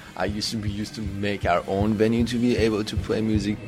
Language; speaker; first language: English; non-native, fluent; Persian